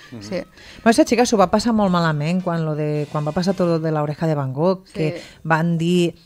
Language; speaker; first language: Catalan; native; Catalan